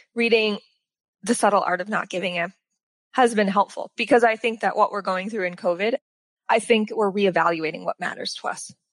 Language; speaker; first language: English; native; English